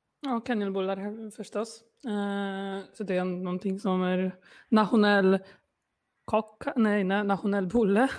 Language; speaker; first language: Swedish; non-native, fluent; Polish